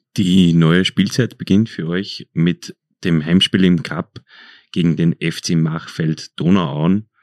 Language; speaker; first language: German; native; German